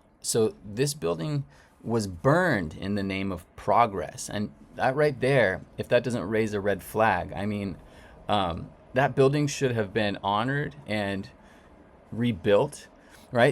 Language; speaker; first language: English; native; English